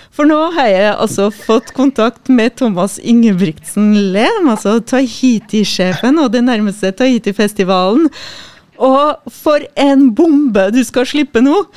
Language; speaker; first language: Norwegian; native; Norwegian